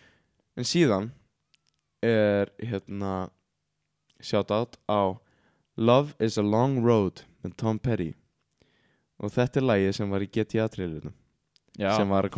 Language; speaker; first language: Icelandic; native; Icelandic